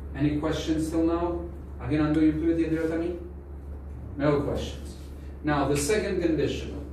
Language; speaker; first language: English; non-native, fluent; Albanian